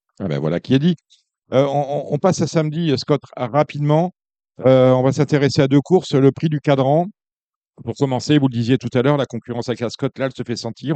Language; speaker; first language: French; native; French